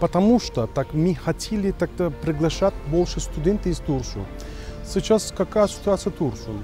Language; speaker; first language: Russian; non-native, learner; Turkish